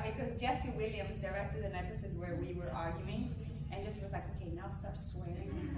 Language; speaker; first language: English; non-native, fluent; Italian